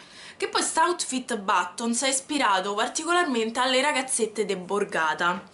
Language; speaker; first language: Italian; native; Italian